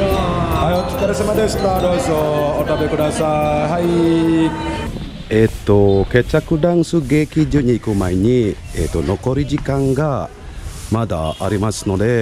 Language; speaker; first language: Japanese; non-native, fluent; Indonesian